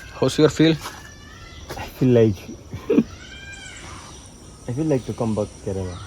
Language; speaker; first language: English; non-native, learner; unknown